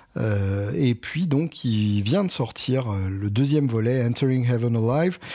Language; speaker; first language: French; native; French